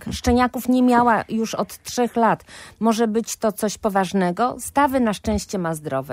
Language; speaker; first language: Polish; native; Polish